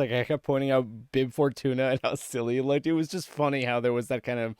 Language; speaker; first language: English; native; English